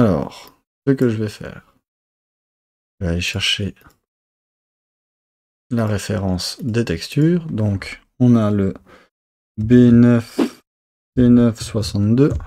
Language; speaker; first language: French; native; French